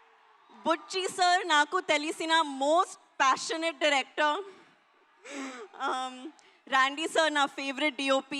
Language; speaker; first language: Telugu; non-native, fluent; Hindi